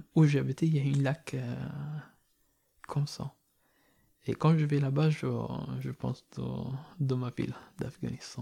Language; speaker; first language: French; non-native, learner; Persian